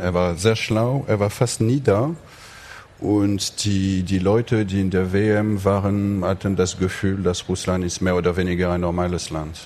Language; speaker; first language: German; non-native, fluent; French